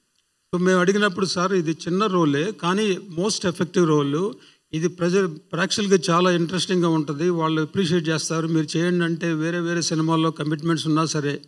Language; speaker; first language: Telugu; native; Telugu